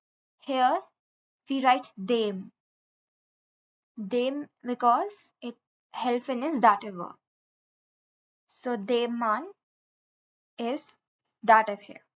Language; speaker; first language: German; non-native, learner; Hindi